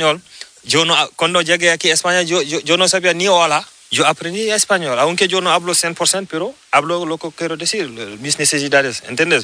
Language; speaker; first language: Spanish; non-native, learner; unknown